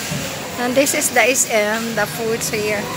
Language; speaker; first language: English; non-native, local second language; Filipino